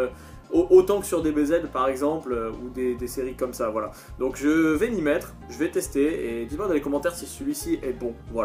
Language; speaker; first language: French; native; French